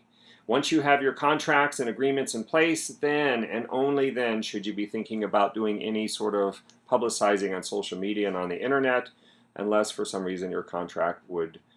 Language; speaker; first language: English; native; English